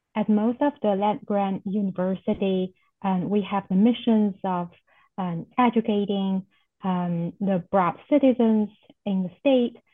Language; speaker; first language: English; non-native, fluent; Chinese